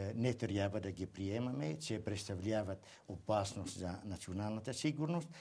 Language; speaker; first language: Bulgarian; non-native, fluent; Arabic